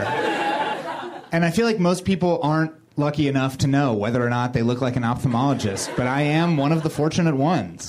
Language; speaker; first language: English; native; English